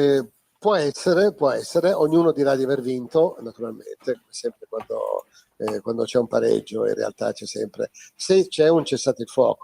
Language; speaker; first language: Italian; native; Italian